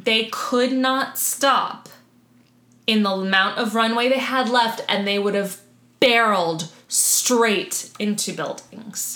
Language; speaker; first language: English; native; English